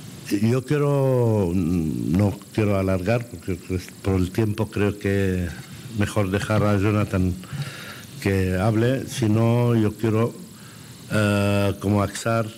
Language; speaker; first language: Spanish; non-native, fluent; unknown